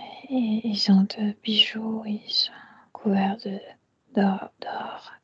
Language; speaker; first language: French; non-native, fluent; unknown